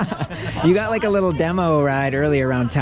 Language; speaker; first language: English; native; English